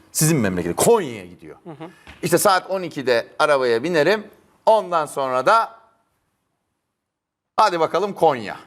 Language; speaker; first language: Turkish; native; Turkish